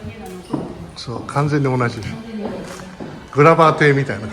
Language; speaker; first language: Japanese; native; Japanese